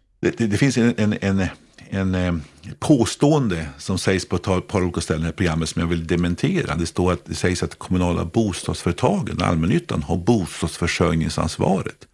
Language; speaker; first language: Swedish; native; Swedish